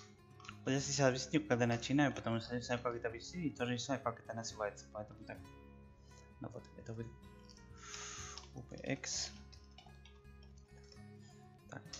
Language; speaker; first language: Russian; non-native, learner; Spanish